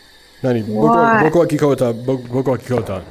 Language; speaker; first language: Japanese; non-native, learner; English